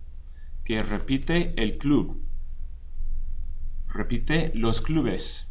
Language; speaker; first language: Spanish; non-native, fluent; English